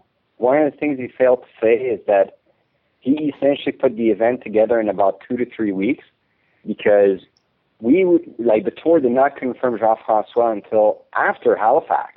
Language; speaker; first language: English; non-native, fluent; French